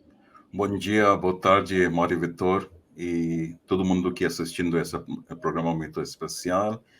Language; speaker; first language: Portuguese; non-native, fluent; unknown